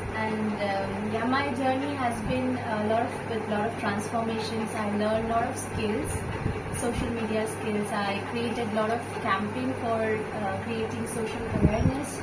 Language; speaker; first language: English; non-native, local second language; Bangla